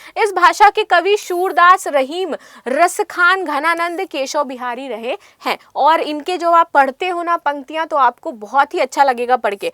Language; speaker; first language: Hindi; native; Hindi